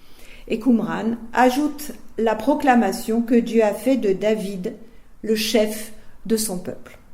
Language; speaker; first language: French; native; French